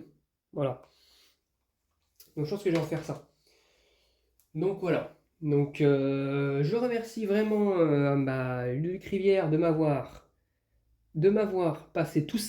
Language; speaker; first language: French; native; French